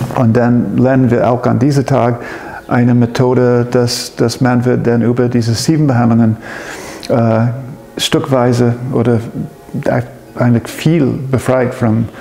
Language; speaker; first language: German; non-native, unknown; English